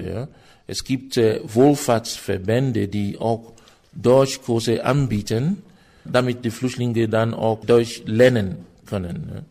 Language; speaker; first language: German; non-native, fluent; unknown